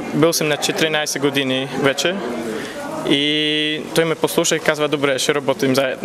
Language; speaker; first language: Bulgarian; early bilingual, heritage; Polish